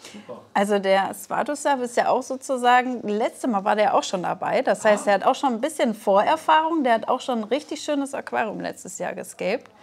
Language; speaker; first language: German; native; German